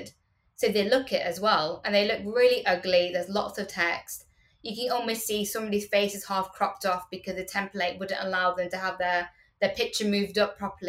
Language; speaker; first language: English; native; English